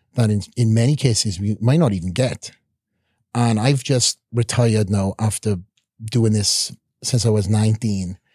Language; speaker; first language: English; native; English